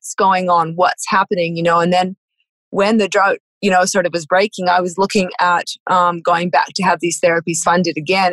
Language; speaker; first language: English; native; English